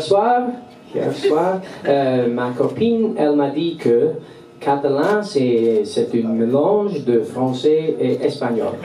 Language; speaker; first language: French; non-native, learner; English